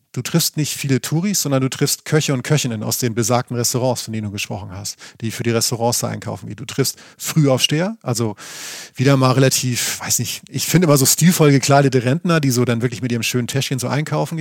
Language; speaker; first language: German; native; German